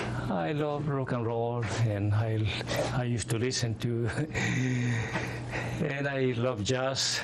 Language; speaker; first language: English; non-native, fluent; Spanish